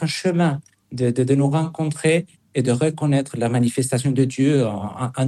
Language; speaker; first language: French; non-native, fluent; Spanish